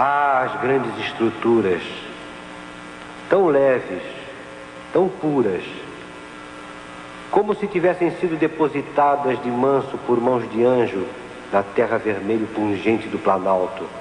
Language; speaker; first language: Portuguese; native; Portuguese